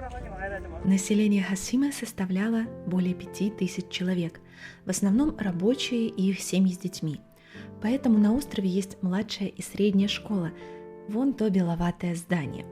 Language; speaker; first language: Russian; native; Russian